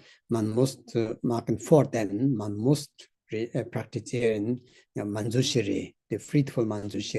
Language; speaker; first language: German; non-native, learner; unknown